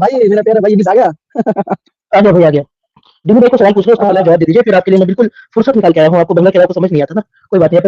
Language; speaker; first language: Hindi; native; Hindi